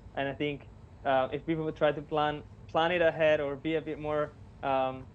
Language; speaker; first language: English; non-native, fluent; Italian